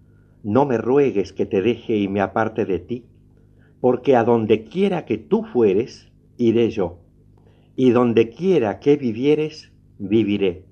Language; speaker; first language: Spanish; native; Spanish